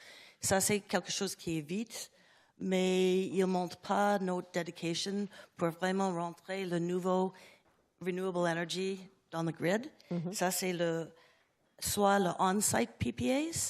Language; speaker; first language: French; non-native, learner; English